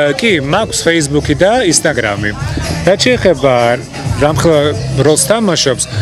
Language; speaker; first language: Georgian; early bilingual, heritage; Georgian